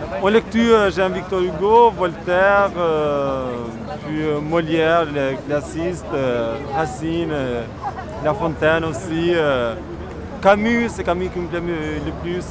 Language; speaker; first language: French; non-native, fluent; Albanian